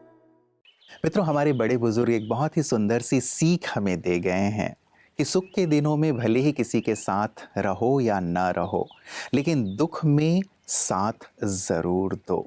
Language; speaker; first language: Hindi; native; Hindi